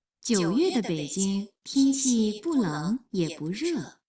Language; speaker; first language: Chinese; non-native, learner; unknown